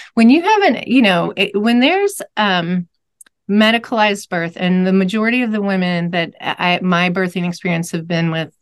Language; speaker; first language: English; native; English